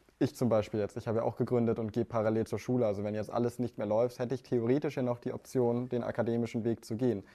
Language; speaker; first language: German; native; German